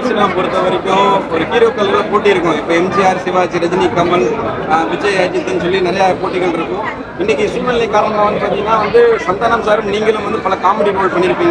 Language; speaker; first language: Tamil; native; Tamil